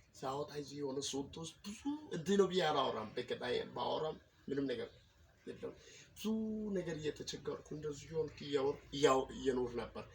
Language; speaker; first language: Amharic; non-native, local second language; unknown